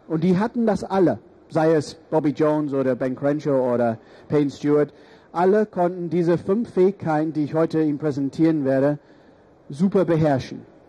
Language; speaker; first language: German; non-native, fluent; English